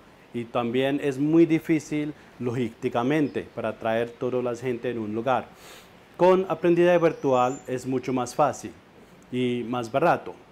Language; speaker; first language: Spanish; non-native, fluent; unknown